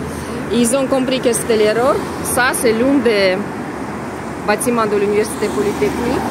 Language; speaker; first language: French; non-native, fluent; Russian